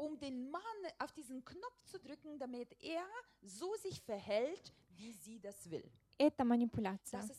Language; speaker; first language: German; non-native, learner; Russian